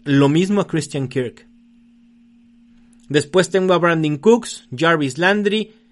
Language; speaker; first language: Spanish; native; Spanish